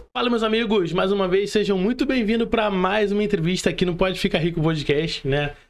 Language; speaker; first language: Portuguese; native; Portuguese